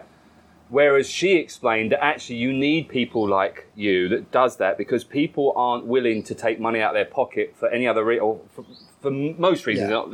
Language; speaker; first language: English; native; English